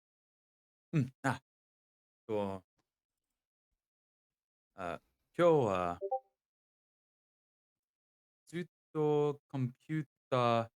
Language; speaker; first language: Japanese; non-native, learner; English